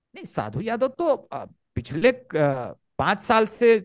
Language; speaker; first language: Hindi; native; Hindi